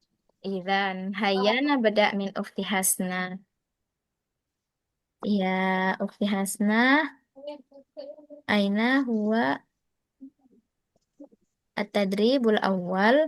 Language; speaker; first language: Arabic; non-native, fluent; Indonesian